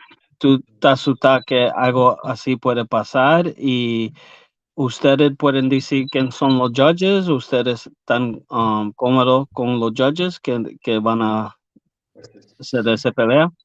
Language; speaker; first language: Spanish; early bilingual, heritage; English